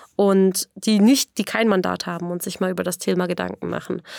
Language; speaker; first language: German; native; German